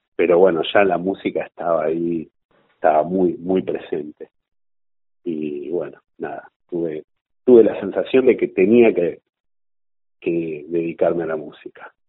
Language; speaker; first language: Spanish; native; Spanish